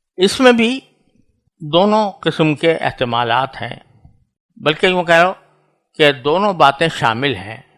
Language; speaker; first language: Urdu; native; Urdu